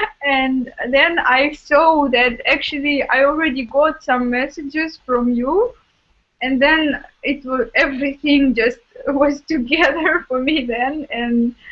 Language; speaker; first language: English; non-native, fluent; Russian